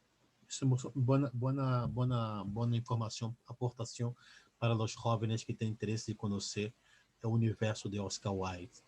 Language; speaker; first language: Spanish; non-native, fluent; Portuguese